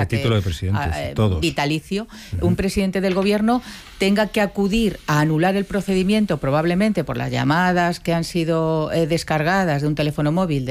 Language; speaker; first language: Spanish; native; Spanish